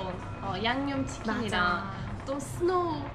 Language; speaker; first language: Korean; non-native, fluent; Turkish